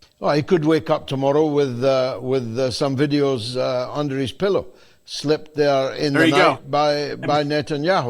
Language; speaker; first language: English; native; English